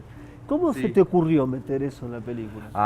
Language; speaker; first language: Spanish; native; Spanish